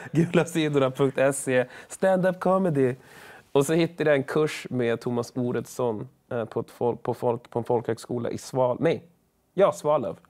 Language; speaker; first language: Swedish; early bilingual, other home language; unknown